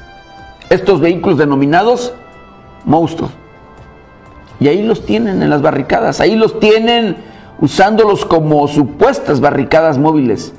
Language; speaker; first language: Spanish; native; Spanish